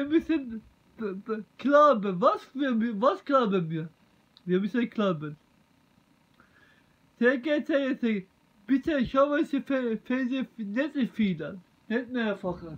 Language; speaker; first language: German; non-native, learner; Turkish